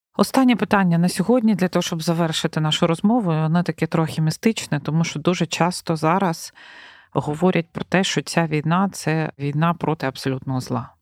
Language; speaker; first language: Ukrainian; native; Ukrainian